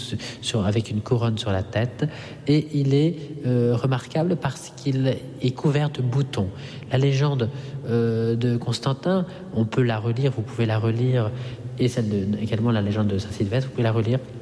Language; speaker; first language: French; non-native, fluent; Italian